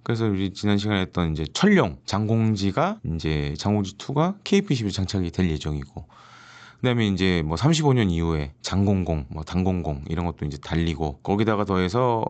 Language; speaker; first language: Korean; native; Korean